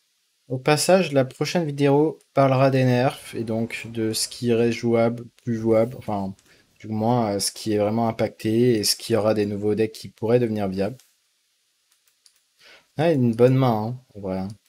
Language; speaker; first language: French; native; French